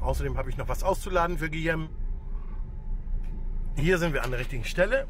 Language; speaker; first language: German; native; German